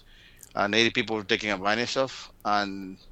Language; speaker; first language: English; early bilingual, other home language; Spanish